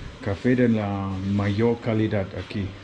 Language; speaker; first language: Spanish; non-native, learner; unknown